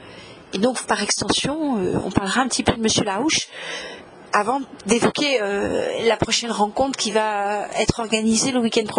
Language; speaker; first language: French; native; French